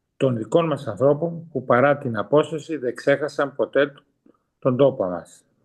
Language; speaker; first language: Greek; early bilingual, heritage; Greek